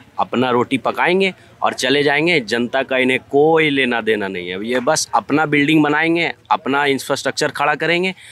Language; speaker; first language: Hindi; native; Hindi